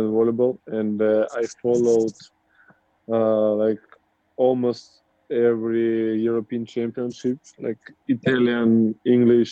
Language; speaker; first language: English; non-native, learner; Russian